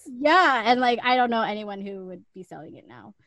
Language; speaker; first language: English; native; English